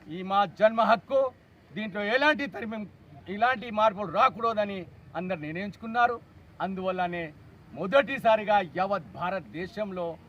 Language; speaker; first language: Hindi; non-native, local second language; Urdu